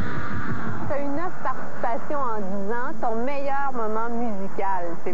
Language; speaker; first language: French; native; French